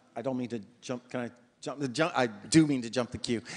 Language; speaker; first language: English; native; English